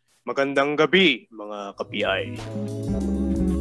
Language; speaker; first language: Filipino; native; Filipino